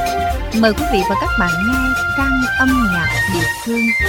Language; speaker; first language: Vietnamese; native; Vietnamese